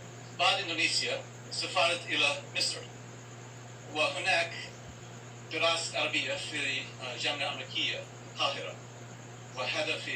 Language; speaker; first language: Arabic; non-native, learner; English